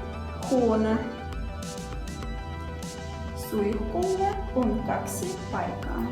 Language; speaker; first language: Finnish; non-native, learner; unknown